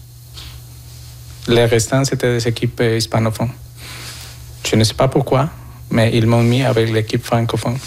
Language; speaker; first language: French; non-native, fluent; Spanish